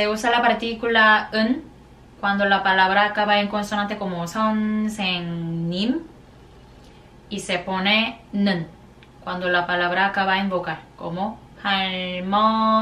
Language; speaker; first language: Spanish; non-native, fluent; Korean